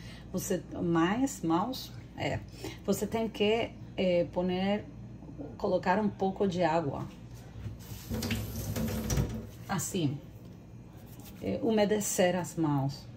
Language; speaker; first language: Portuguese; non-native, learner; Spanish